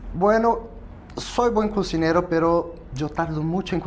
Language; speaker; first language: Spanish; non-native, fluent; Portuguese